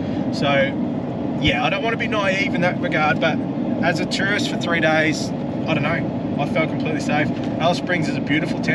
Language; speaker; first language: English; native; English